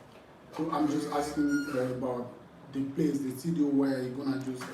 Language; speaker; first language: English; non-native, fluent; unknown